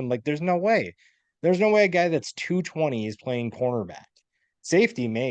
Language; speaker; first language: English; native; English